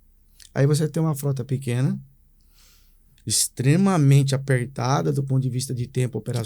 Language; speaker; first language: Portuguese; native; Portuguese